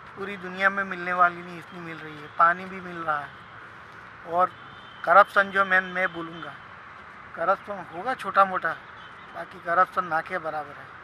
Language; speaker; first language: Hindi; non-native, local second language; Gujarati